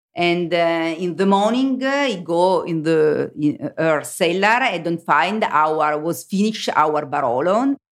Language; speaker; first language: English; non-native, learner; Italian